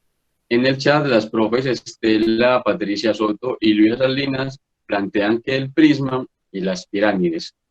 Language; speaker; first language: Spanish; native; Spanish